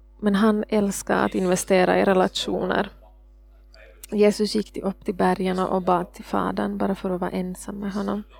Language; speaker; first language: Swedish; non-native, fluent; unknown